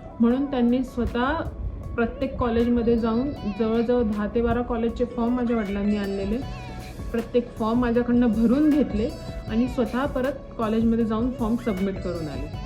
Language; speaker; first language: Marathi; native; Marathi